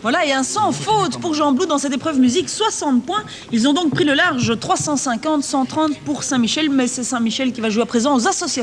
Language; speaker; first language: French; native; French